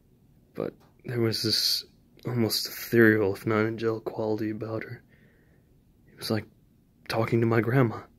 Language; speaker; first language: English; native; English